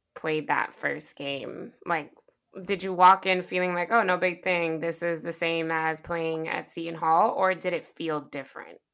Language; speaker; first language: English; early bilingual, other home language; Spanish